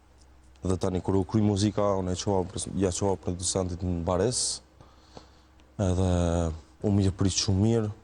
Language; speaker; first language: Albanian; early bilingual, heritage; Albanian